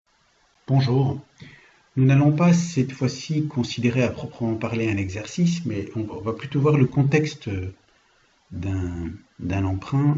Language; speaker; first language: French; native; French